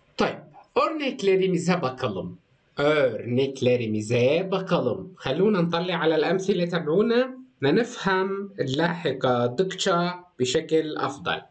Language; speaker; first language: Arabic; native; Arabic